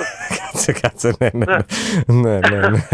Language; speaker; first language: Greek; native; Greek